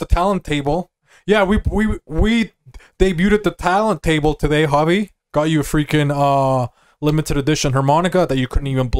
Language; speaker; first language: English; native; English